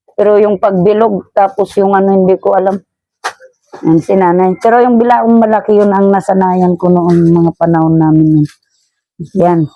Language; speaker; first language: Filipino; non-native, local second language; Bikol